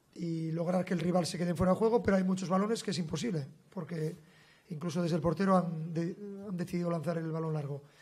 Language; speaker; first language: Spanish; native; Spanish